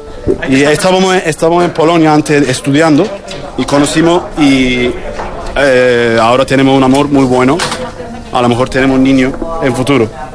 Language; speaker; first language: Spanish; non-native, learner; Turkish